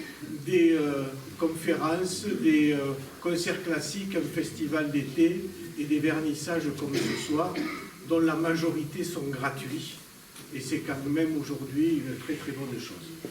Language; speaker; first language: French; native; French